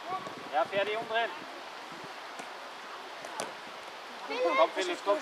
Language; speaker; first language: German; native; German